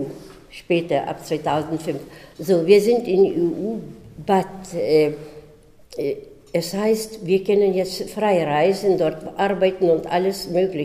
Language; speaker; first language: German; early bilingual, heritage; German